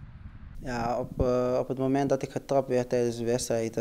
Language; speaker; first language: German; non-native, learner; Dutch